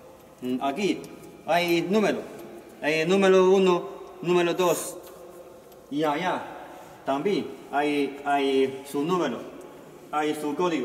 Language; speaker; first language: Spanish; non-native, learner; Chinese